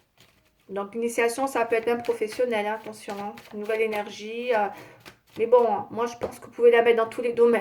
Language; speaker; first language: French; native; French